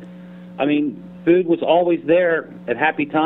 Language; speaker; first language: English; native; English